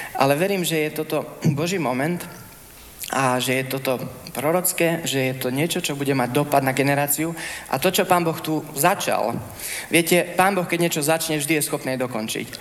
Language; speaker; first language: Slovak; early bilingual, heritage; Slovak